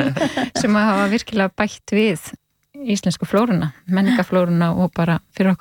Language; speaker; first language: Icelandic; native; Icelandic